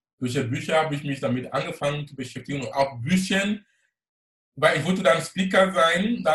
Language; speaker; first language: German; non-native, fluent; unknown